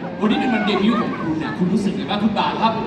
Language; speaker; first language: Thai; native; Thai